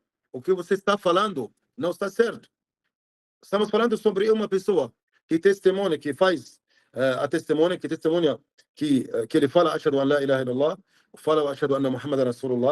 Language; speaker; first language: Portuguese; non-native, fluent; Arabic